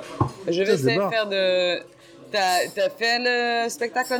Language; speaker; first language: French; non-native, learner; Hebrew